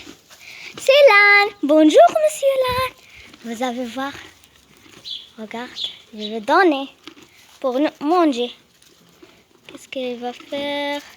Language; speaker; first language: French; non-native, learner; Arabic